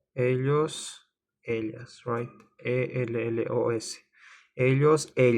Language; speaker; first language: Spanish; non-native, learner; English